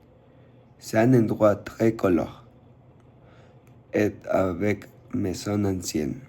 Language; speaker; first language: French; non-native, learner; Spanish